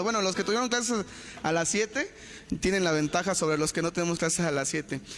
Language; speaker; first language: Spanish; native; Spanish